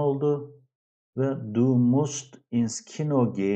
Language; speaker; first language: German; non-native, fluent; Turkish